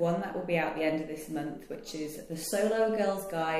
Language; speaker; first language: English; native; English